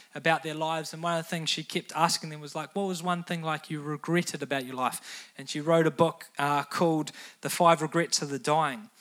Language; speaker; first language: English; native; English